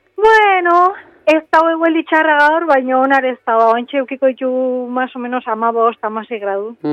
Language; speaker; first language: Basque; native; Basque